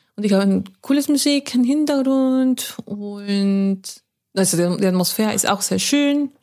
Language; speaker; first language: German; non-native, fluent; Spanish